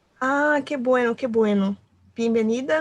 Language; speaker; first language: Spanish; non-native, learner; Portuguese